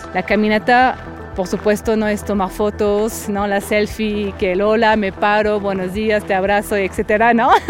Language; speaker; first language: Spanish; non-native, fluent; French